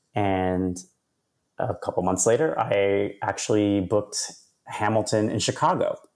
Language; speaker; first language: English; native; English